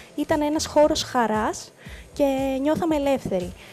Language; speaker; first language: Greek; native; Greek